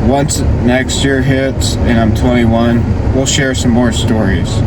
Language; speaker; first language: English; native; English